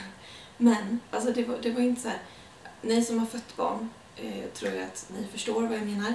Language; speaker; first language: Swedish; native; Swedish